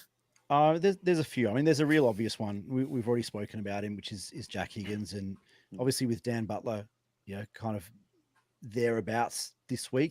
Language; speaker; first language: English; native; English